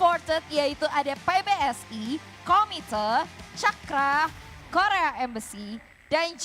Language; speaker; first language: Indonesian; native; Indonesian